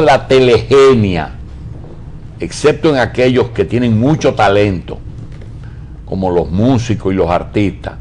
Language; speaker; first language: Spanish; native; Spanish